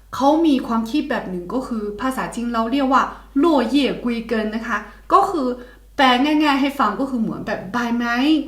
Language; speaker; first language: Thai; non-native, fluent; Chinese